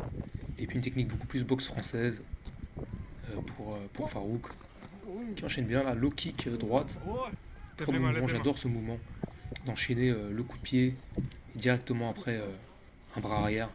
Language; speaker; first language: French; native; French